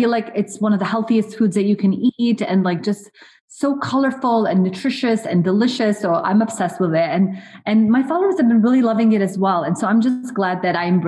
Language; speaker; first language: English; early bilingual, other home language; Arabic